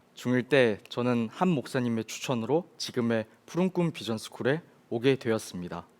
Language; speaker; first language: Korean; early bilingual, other home language; Chinese